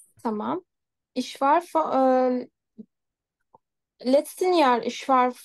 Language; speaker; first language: German; non-native, learner; Turkish